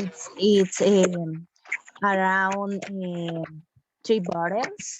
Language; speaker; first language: English; non-native, learner; Spanish